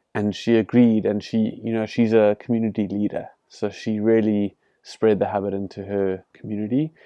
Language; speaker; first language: English; native; English